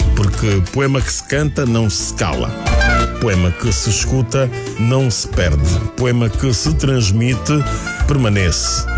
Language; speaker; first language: Portuguese; native; Portuguese